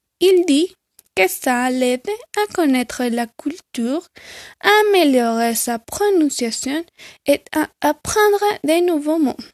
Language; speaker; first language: French; non-native, learner; Spanish